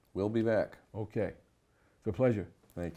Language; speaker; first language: English; native; English